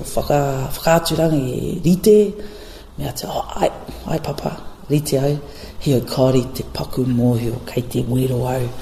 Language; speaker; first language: Māori; non-native, local second language; English